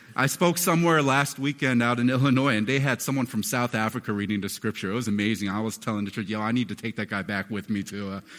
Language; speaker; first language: English; native; English